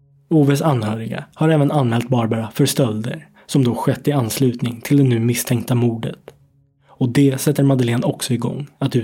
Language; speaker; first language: Swedish; native; Swedish